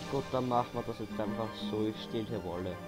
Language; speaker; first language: German; native; German